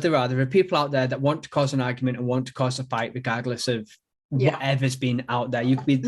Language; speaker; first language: English; native; English